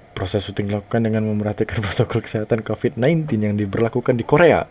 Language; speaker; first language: Indonesian; native; Indonesian